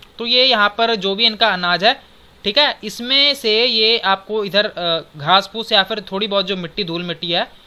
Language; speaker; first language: Hindi; native; Hindi